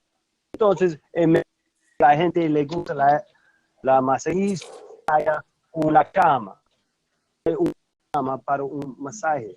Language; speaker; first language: Spanish; non-native, learner; English